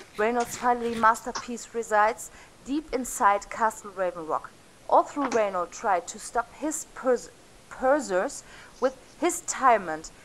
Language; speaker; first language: English; non-native, learner; German